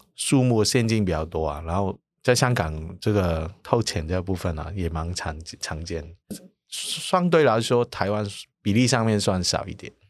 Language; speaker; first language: Chinese; non-native, local second language; Cantonese